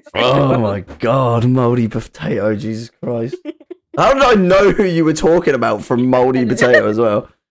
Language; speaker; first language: English; native; English